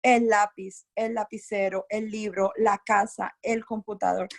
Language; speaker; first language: Spanish; non-native, fluent; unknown